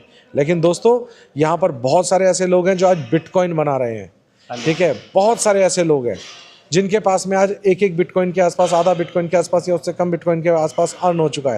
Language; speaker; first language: Hindi; native; Hindi